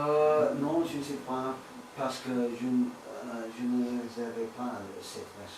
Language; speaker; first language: French; non-native, learner; English